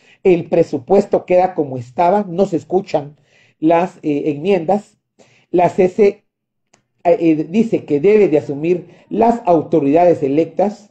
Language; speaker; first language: Spanish; native; Spanish